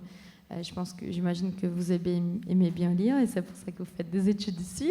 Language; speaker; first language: French; non-native, fluent; Portuguese